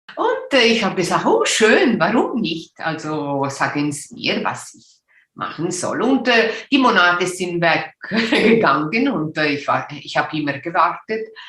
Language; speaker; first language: German; non-native, local second language; Italian